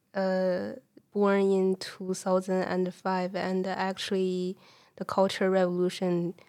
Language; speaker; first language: English; non-native, fluent; Chinese